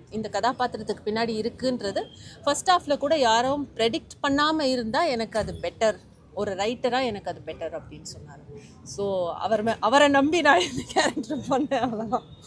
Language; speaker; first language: Tamil; native; Tamil